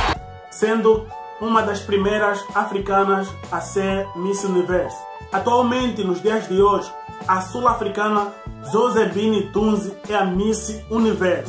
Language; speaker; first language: Portuguese; native; Portuguese